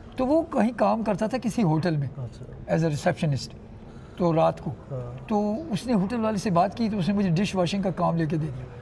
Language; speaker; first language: Urdu; non-native, local second language; Punjabi